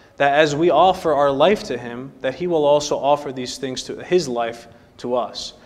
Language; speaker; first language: English; native; English